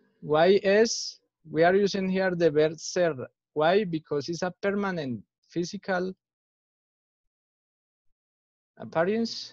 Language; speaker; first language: English; non-native, fluent; Spanish